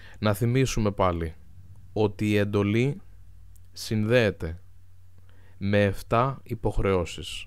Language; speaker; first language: Greek; non-native, fluent; Arabic